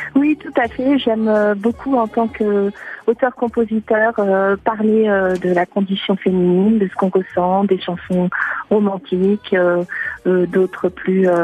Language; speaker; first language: French; native; French